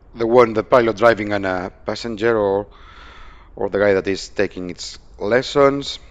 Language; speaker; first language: English; non-native, fluent; Spanish